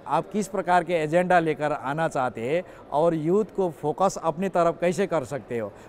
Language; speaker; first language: Hindi; non-native, local second language; Nepali